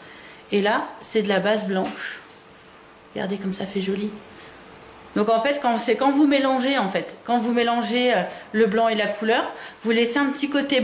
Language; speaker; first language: French; native; French